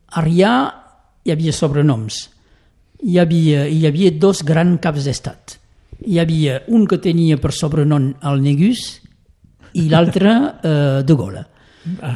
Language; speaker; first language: Catalan; non-native, local second language; French